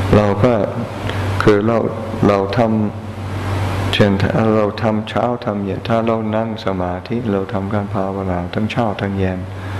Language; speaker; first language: Thai; non-native, fluent; English